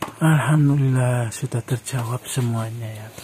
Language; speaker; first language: Indonesian; native; Indonesian